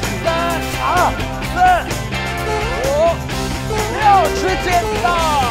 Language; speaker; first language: Chinese; native; Chinese